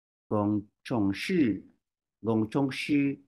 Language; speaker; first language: Chinese; non-native, learner; Swahili